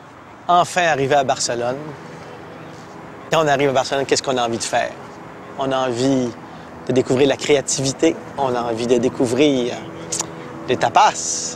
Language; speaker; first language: French; native; French